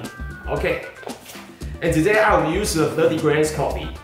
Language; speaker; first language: English; non-native, learner; Chinese